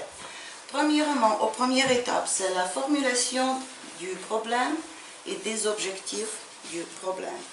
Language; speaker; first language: French; non-native, fluent; Ukrainian